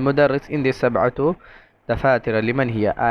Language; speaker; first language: Arabic; non-native, fluent; Urdu